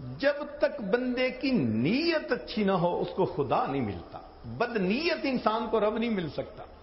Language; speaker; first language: Urdu; non-native, local second language; Punjabi